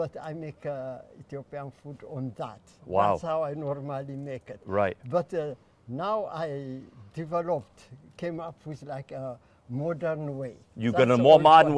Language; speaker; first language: English; non-native, learner; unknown